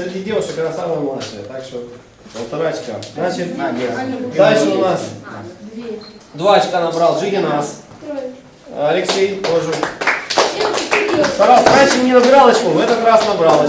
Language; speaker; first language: Russian; non-native, local second language; Ukrainian